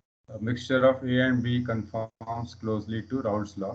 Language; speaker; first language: English; non-native, local second language; Hindi